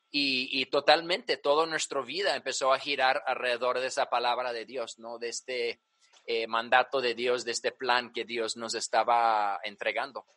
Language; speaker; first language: Spanish; early bilingual, other home language; English